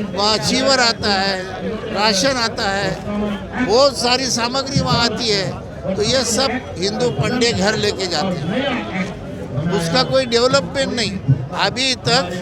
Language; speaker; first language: Hindi; non-native, local second language; Marathi